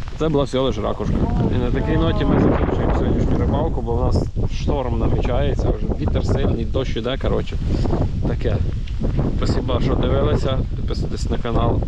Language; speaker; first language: Ukrainian; native; Ukrainian